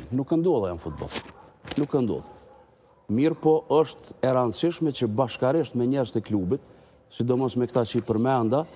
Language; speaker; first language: Albanian; native; Albanian